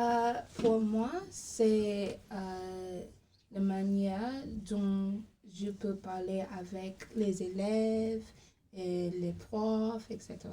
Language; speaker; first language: French; non-native, learner; English